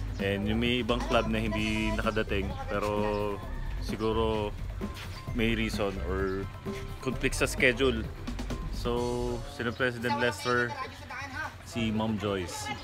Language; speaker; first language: Filipino; native; Filipino